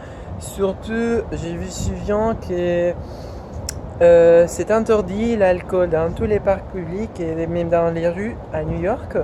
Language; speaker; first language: French; non-native, fluent; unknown